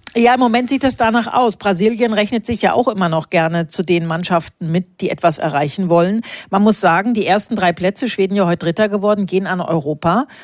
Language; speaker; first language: German; native; German